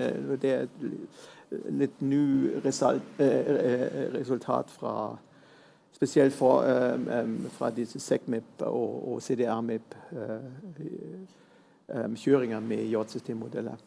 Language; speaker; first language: Norwegian; non-native, fluent; German